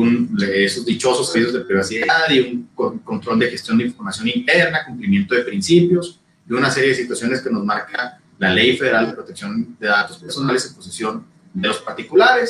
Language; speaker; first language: Spanish; native; Spanish